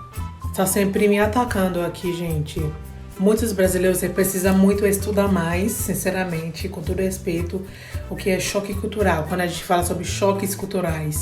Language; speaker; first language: Portuguese; non-native, fluent; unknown